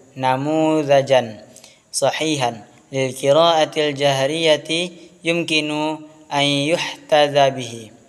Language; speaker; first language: Arabic; non-native, learner; Indonesian